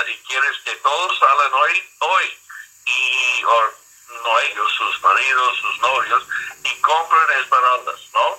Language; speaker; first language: Spanish; non-native, fluent; English